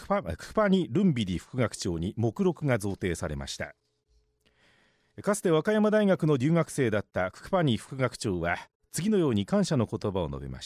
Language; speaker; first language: Japanese; native; Japanese